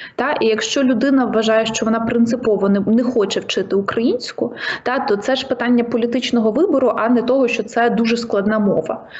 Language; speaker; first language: Ukrainian; native; Ukrainian